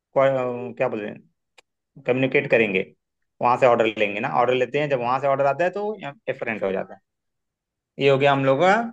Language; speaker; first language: Hindi; non-native, local second language; Marathi